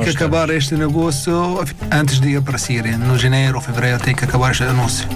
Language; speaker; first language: Portuguese; non-native, learner; Arabic